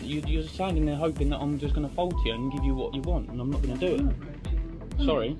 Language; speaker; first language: English; native; English